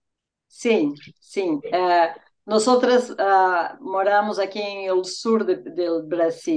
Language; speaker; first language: Spanish; non-native, fluent; Portuguese